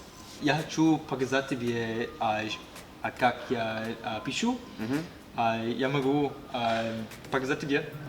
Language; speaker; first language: Russian; non-native, learner; English